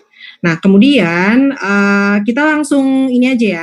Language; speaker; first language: Indonesian; native; Indonesian